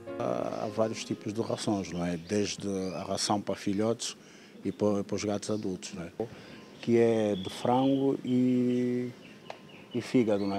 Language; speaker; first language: Portuguese; native; Portuguese